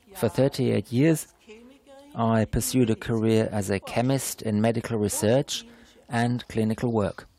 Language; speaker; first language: English; non-native, fluent; German